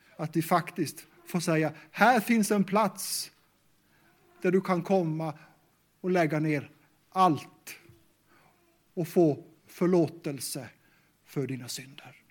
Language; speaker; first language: Swedish; native; Swedish